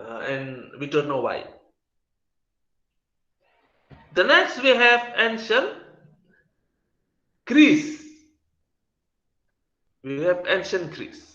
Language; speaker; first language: English; non-native, learner; Indonesian